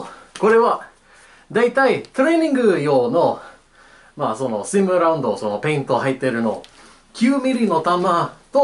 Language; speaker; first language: Japanese; non-native, learner; English